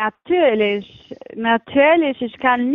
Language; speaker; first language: German; non-native, fluent; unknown